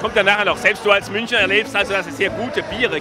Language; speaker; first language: German; native; German